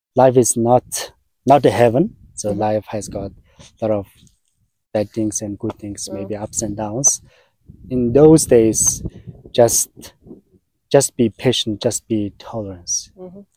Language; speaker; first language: English; non-native, learner; Mongolian